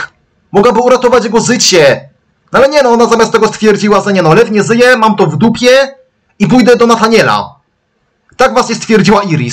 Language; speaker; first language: Polish; native; Polish